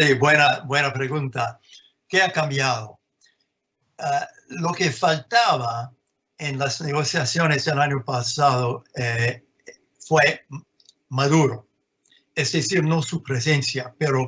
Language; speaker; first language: Spanish; non-native, fluent; English